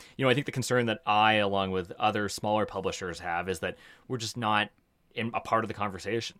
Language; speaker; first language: English; native; English